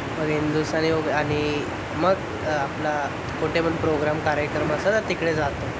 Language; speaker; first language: Marathi; non-native, local second language; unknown